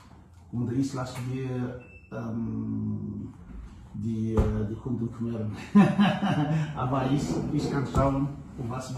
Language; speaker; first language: German; non-native, learner; Malagasy